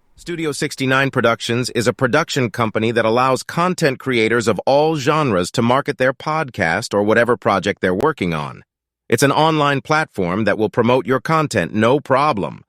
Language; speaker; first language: English; native; English